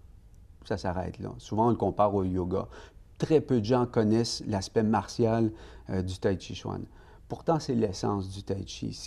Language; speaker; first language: French; native; French